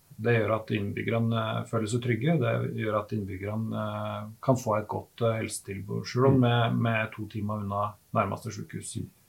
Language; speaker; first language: Norwegian; native; Norwegian